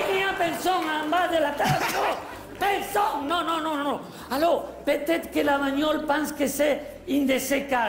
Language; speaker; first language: French; non-native, learner; Spanish